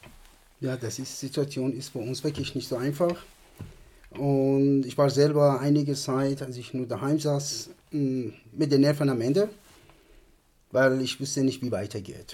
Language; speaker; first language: German; non-native, fluent; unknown